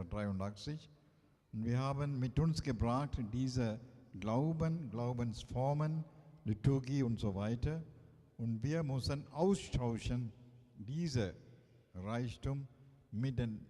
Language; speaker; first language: German; non-native, fluent; Tamil